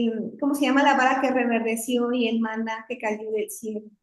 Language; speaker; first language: Spanish; native; Spanish